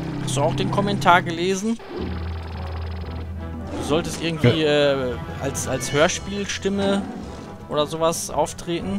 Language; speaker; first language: German; native; German